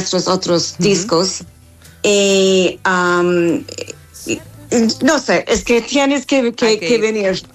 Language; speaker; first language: Spanish; non-native, fluent; English